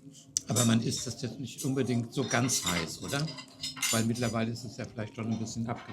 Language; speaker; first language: German; native; German